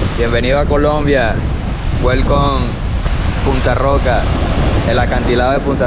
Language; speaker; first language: Spanish; native; Spanish